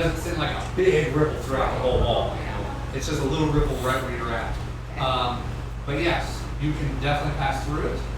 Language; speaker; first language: English; native; English